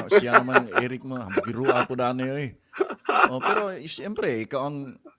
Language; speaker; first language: Filipino; non-native, local second language; Cebuano